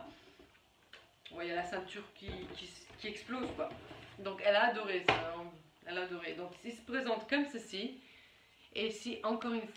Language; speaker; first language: French; native; French